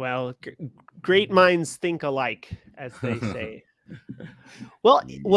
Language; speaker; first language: English; native; English